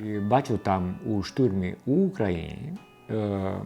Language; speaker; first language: Ukrainian; early bilingual, heritage; Ukrainian